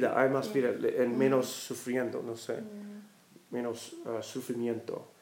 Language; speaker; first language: Spanish; non-native, fluent; English